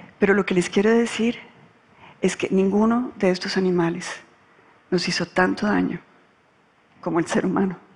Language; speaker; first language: Spanish; native; Spanish